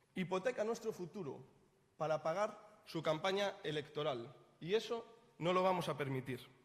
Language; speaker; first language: Spanish; native; Spanish